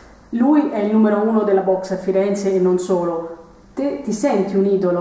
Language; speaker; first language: Italian; native; Italian